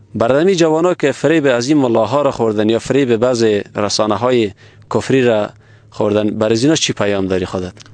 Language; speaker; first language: Persian; native; Persian